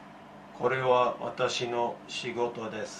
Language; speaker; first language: Japanese; non-native, learner; English